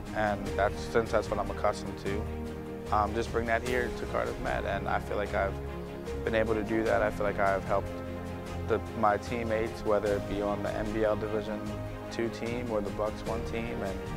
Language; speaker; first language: English; native; English